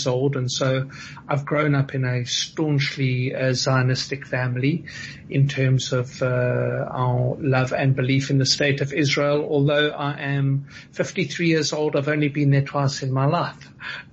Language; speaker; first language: English; native; English